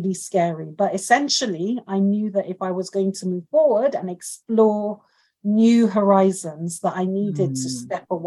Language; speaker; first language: English; non-native, local second language; Yoruba